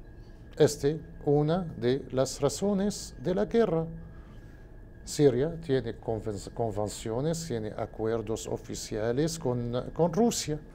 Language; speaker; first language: Portuguese; non-native, learner; Spanish